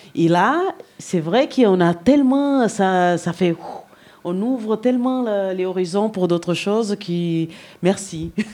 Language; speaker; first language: French; non-native, fluent; Portuguese